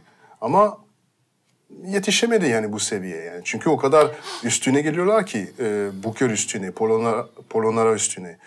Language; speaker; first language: Turkish; non-native, fluent; French